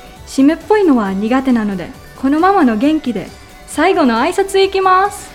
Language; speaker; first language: Japanese; non-native, fluent; Filipino